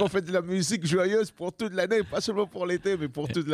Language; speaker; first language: French; early bilingual, other home language; Spanish